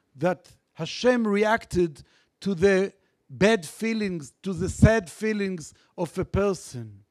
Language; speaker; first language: English; non-native, fluent; Hebrew